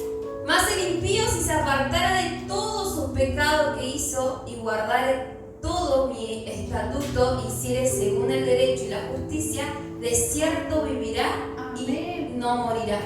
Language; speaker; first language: Spanish; native; Spanish